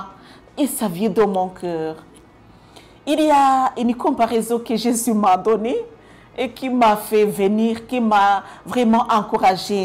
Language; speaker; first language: French; non-native, local second language; Kinyarwanda